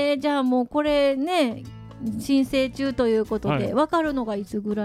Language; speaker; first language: Japanese; native; Japanese